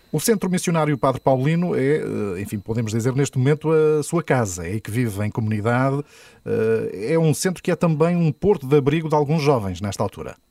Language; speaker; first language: Portuguese; native; Portuguese